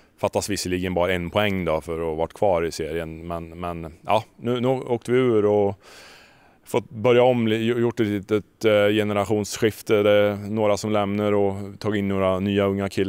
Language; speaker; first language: Swedish; native; Swedish